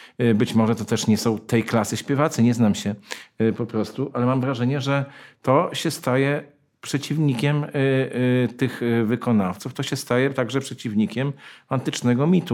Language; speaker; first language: Polish; native; Polish